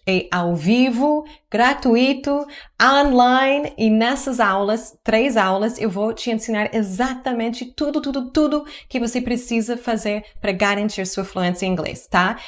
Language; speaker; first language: Portuguese; non-native, fluent; English